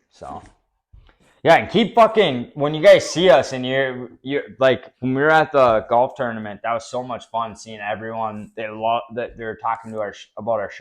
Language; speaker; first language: English; native; English